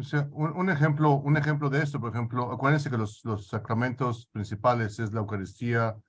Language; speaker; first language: Spanish; native; Spanish